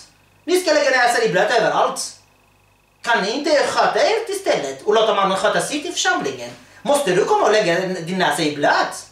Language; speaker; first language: Swedish; early bilingual, other home language; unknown